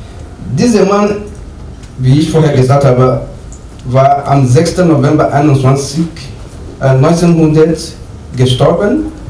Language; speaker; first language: German; non-native, learner; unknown